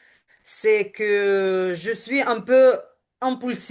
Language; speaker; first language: French; non-native, learner; Ukrainian